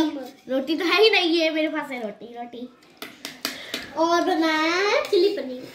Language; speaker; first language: Hindi; native; Hindi